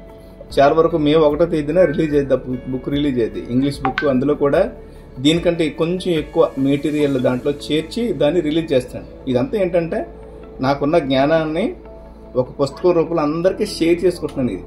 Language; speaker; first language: Telugu; native; Telugu